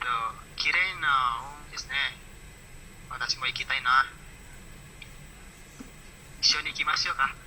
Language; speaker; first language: Japanese; non-native, learner; Indonesian